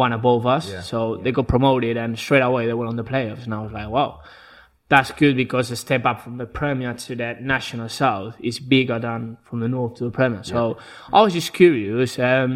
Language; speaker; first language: English; non-native, fluent; Spanish